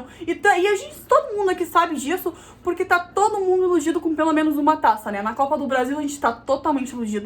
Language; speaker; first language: Portuguese; native; Portuguese